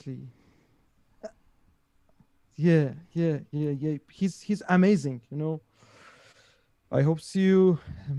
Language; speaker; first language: English; non-native, learner; Persian